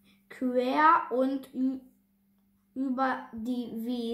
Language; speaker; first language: German; non-native, learner; Russian